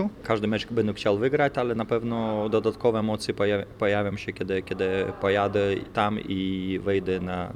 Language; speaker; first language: Polish; non-native, fluent; Lithuanian